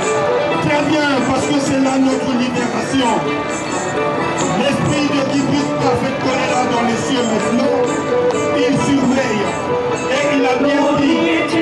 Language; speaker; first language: French; non-native, learner; Tibetan